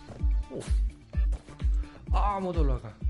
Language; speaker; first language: Korean; non-native, fluent; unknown